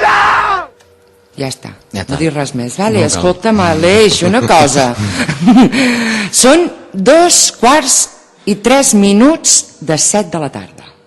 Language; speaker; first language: Catalan; native; Catalan